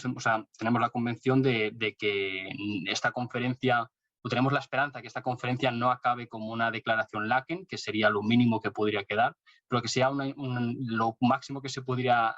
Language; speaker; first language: Spanish; native; Spanish